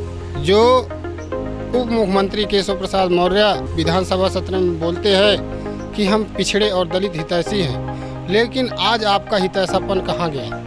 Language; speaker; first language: Hindi; native; Hindi